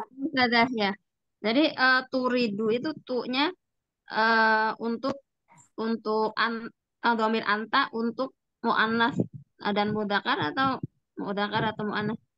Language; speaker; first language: Indonesian; native; Indonesian